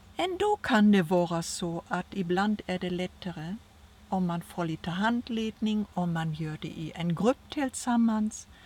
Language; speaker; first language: Swedish; non-native, fluent; German